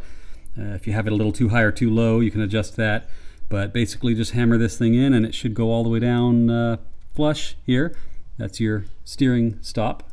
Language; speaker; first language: English; native; English